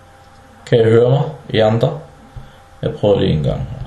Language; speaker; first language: Danish; early bilingual, other home language; Arabic